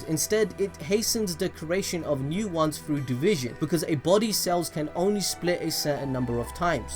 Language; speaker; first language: English; native; English